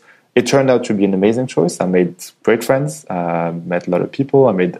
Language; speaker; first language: English; non-native, fluent; French